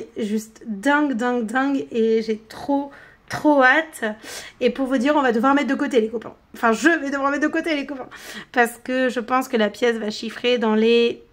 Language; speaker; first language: French; native; French